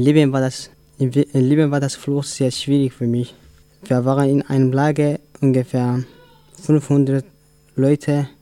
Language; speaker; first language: German; non-native, learner; Tigrinya